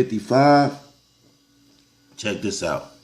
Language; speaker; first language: English; native; English